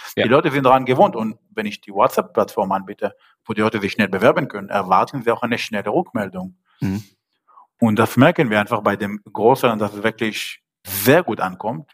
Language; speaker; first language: German; non-native, fluent; Hebrew